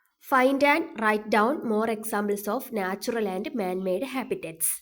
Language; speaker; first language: English; non-native, local second language; Malayalam